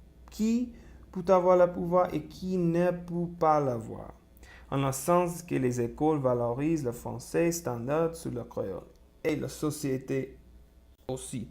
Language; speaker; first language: French; non-native, learner; Spanish